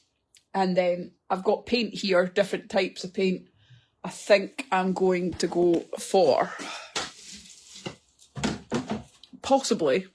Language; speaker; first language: English; native; English